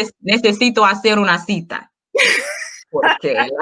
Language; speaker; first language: Spanish; non-native, learner; English